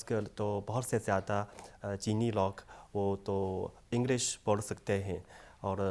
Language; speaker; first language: Hindi; non-native, fluent; Chinese